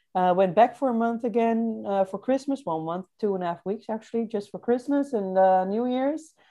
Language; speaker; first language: English; non-native, fluent; Dutch